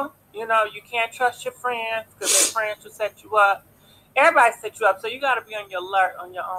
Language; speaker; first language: English; native; English